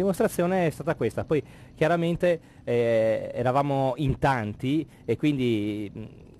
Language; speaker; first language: Italian; native; Italian